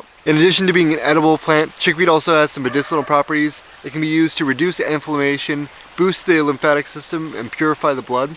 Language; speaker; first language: English; native; English